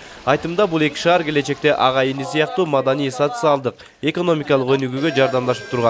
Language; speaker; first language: Kyrgyz; native; Kyrgyz